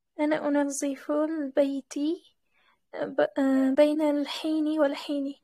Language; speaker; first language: Arabic; non-native, learner; Uzbek